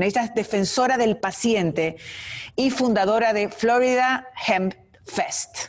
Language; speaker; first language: Spanish; native; Spanish